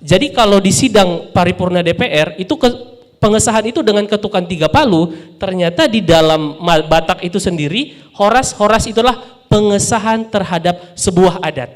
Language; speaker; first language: Indonesian; non-native, local second language; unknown